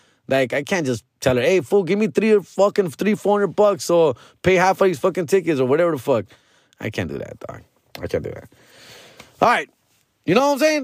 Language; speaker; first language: English; early bilingual, other home language; Spanish